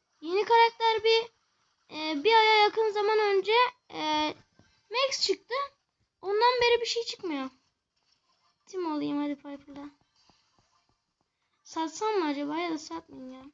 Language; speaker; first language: Turkish; native; Turkish